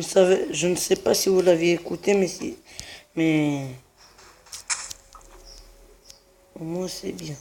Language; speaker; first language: French; non-native, local second language; Arabic